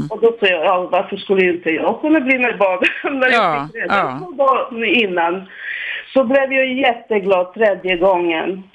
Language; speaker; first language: Swedish; non-native, fluent; Serbian